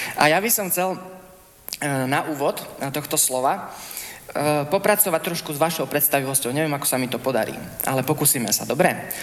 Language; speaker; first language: Slovak; early bilingual, heritage; Slovak